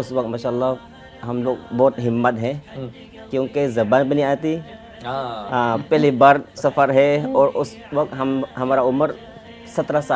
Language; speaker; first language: Hindi; non-native, fluent; Khmer